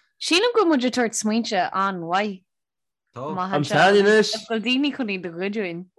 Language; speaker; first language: Irish; native; Irish